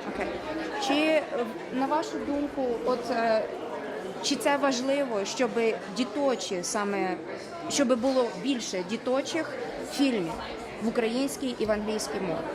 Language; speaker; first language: Ukrainian; early bilingual, heritage; Ukrainian